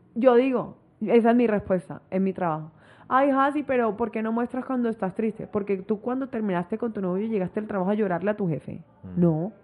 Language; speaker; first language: Spanish; native; Spanish